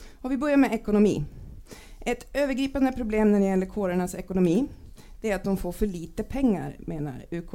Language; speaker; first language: Swedish; native; Swedish